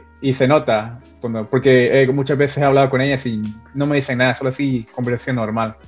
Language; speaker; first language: Spanish; early bilingual, heritage; Spanish